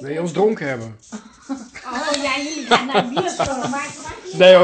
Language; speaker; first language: Dutch; non-native, learner; Nepali